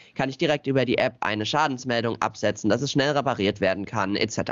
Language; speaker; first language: German; native; German